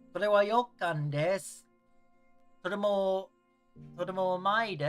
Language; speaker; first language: Japanese; non-native, learner; English